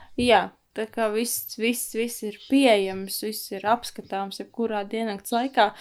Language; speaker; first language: Latvian; native; Latvian